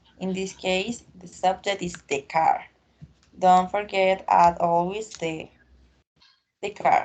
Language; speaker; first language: English; non-native, learner; Spanish